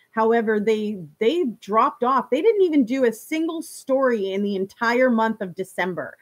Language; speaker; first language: English; native; English